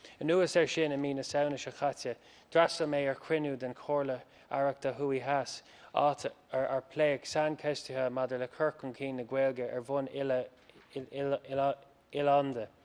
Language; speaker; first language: Irish; non-native, local second language; English